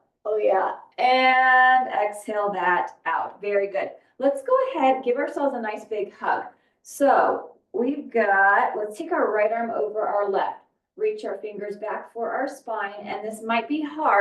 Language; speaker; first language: English; native; English